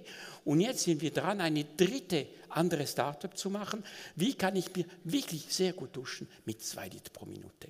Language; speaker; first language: German; non-native, local second language; French